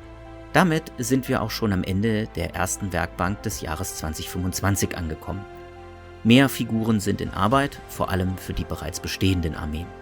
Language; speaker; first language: German; native; German